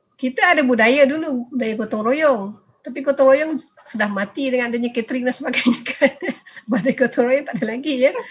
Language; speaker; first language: Malay; native; Malay